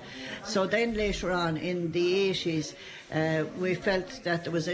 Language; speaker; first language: English; native; English